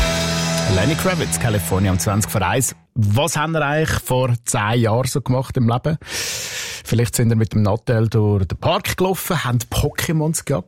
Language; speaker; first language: German; native; German